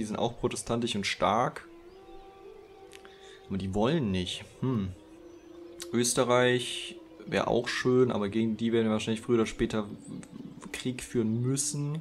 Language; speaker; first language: German; native; German